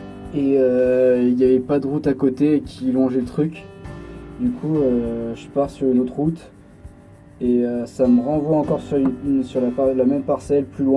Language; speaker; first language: French; native; French